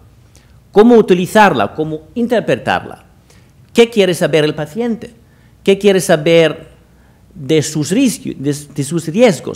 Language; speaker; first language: Spanish; non-native, fluent; German